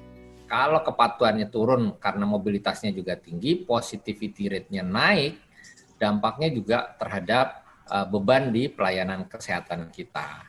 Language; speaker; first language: Indonesian; native; Indonesian